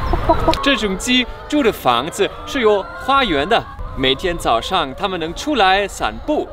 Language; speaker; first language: Chinese; non-native, fluent; German